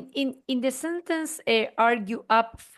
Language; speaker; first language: English; non-native, learner; Spanish